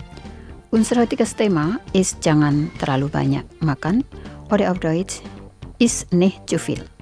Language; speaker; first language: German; non-native, fluent; Indonesian